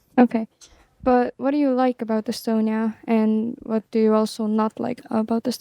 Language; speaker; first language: English; non-native, fluent; Estonian